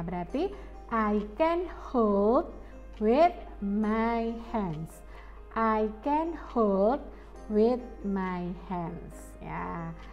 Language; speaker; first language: English; non-native, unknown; Indonesian